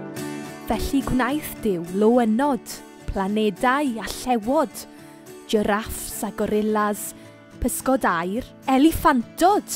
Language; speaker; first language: Welsh; native; Welsh